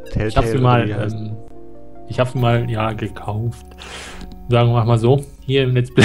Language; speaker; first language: German; native; German